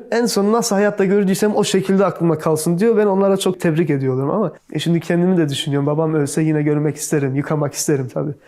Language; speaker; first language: Turkish; early bilingual, heritage; Turkish